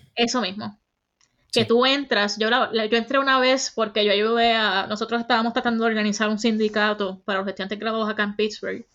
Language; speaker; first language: Spanish; native; Spanish